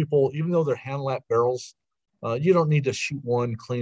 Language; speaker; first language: English; native; English